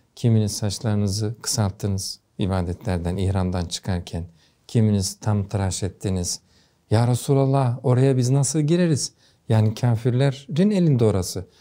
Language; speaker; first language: Turkish; native; Turkish